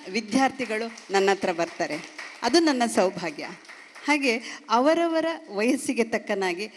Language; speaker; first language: Kannada; native; Kannada